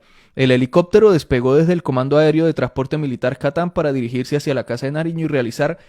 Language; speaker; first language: Spanish; native; Spanish